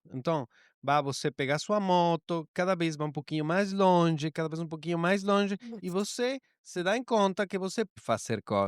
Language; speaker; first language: Portuguese; non-native, learner; Spanish